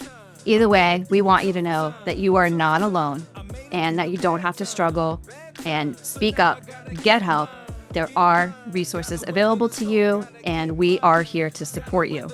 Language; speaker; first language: English; native; English